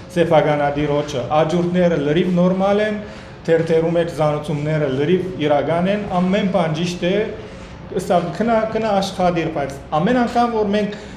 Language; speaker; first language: Armenian; early bilingual, heritage; Armenian